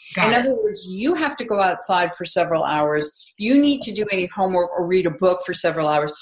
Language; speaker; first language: English; native; English